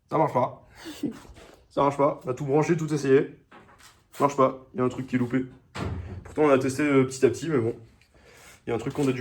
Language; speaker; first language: French; native; French